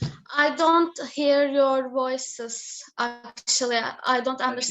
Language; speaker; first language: English; non-native, learner; Turkish